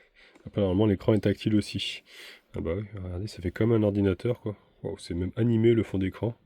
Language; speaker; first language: French; native; French